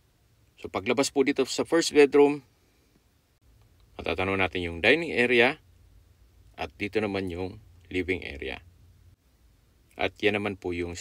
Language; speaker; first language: Filipino; native; Filipino